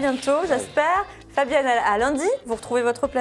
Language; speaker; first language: French; native; French